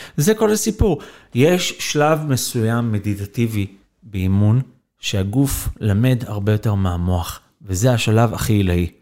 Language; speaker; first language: Hebrew; native; Hebrew